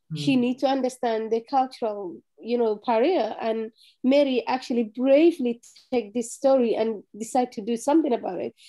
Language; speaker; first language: English; non-native, fluent; Somali